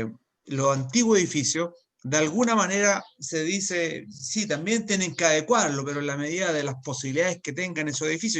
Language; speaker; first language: Spanish; native; Spanish